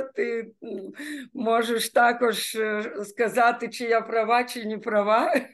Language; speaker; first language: Ukrainian; non-native, local second language; Russian